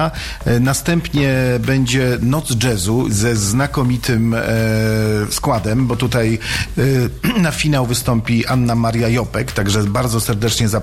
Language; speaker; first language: Polish; native; Polish